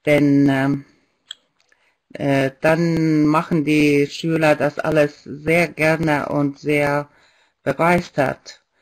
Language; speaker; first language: German; non-native, fluent; Estonian